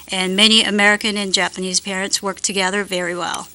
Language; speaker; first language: English; non-native, fluent; Japanese